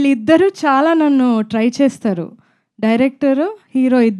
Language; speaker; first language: Telugu; non-native, fluent; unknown